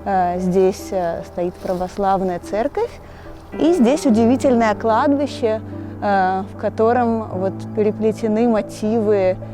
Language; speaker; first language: Russian; native; Russian